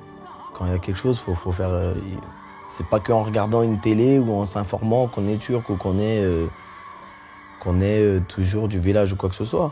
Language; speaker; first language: French; early bilingual, other home language; Turkish